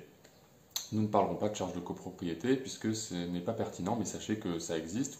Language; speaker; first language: French; native; French